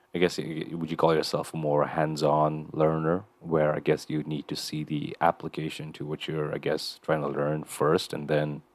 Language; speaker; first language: English; non-native, local second language; Nepali